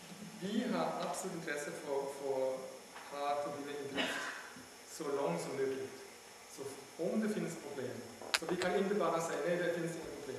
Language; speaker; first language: Swedish; non-native, learner; German